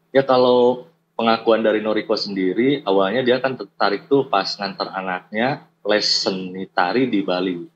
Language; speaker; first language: Indonesian; native; Indonesian